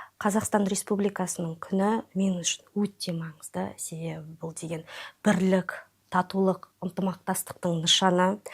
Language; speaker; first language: Kazakh; non-native, local second language; Russian